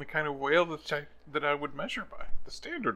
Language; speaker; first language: English; native; English